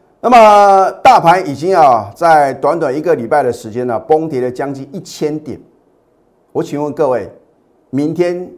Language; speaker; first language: Chinese; native; Chinese